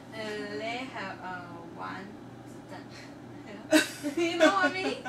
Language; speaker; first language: English; non-native, learner; Chinese